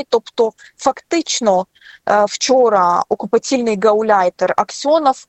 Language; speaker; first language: Ukrainian; native; Ukrainian